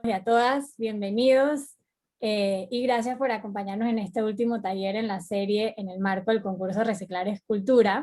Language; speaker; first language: Spanish; native; Spanish